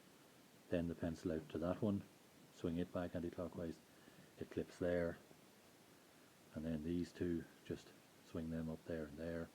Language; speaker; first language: English; native; English